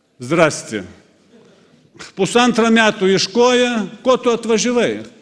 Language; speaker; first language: Lithuanian; non-native, fluent; Russian